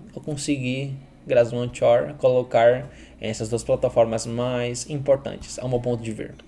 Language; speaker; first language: Portuguese; early bilingual, other home language; Spanish